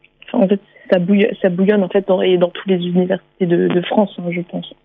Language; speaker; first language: French; native; French